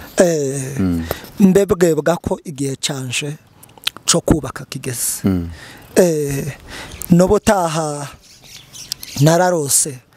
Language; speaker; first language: Kinyarwanda; native; Kinyarwanda